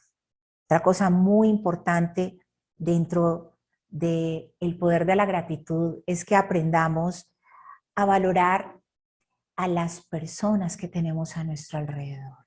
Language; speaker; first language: Spanish; native; Spanish